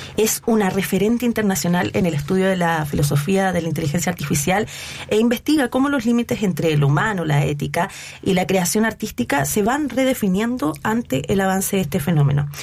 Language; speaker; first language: Spanish; native; Spanish